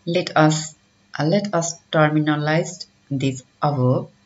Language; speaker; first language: English; non-native, local second language; Nepali